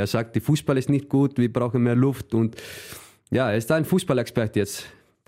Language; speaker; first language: German; non-native, fluent; Icelandic